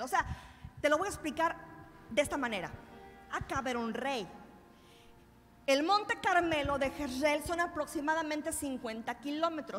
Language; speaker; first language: Spanish; native; Spanish